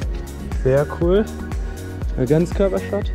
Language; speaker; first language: German; native; German